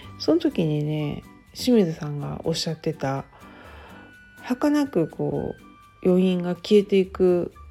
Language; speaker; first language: Japanese; native; Japanese